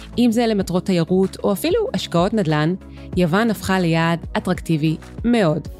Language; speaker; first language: Hebrew; native; Hebrew